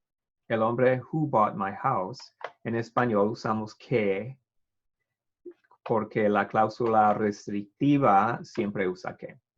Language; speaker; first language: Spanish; non-native, fluent; English